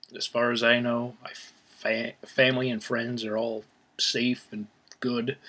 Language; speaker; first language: English; native; English